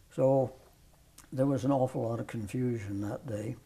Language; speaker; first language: English; native; English